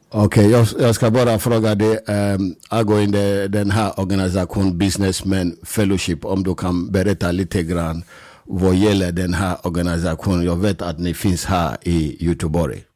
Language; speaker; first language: Swedish; non-native, fluent; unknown